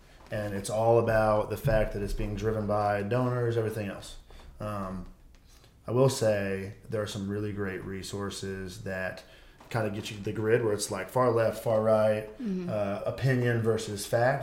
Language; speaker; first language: English; native; English